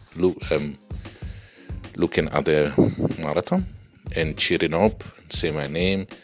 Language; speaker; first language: English; non-native, fluent; Italian